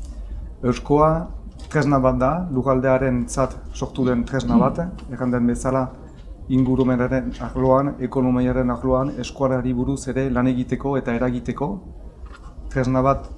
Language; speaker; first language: Basque; native; Basque